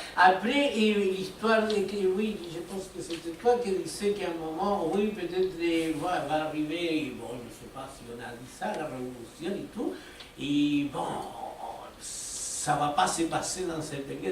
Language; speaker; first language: French; non-native, fluent; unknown